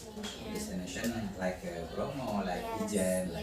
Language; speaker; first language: English; non-native, learner; Indonesian